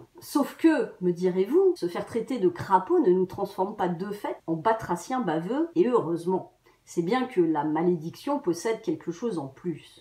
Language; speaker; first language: French; native; French